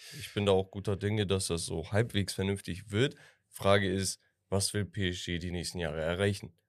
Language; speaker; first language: German; early bilingual, other home language; Turkish